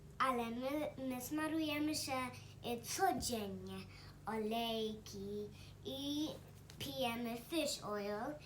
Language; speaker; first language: Polish; early bilingual, heritage; Polish